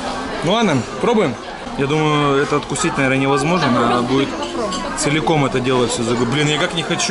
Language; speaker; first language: Russian; native; Russian